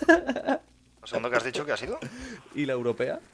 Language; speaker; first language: Spanish; native; Spanish